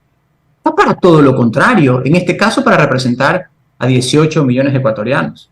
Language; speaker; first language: Spanish; native; Spanish